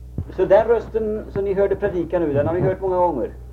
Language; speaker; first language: Swedish; native; Swedish